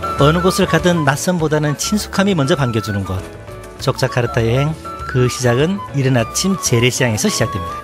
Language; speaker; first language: Korean; native; Korean